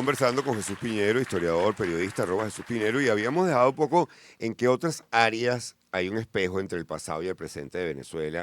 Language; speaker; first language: Spanish; native; Spanish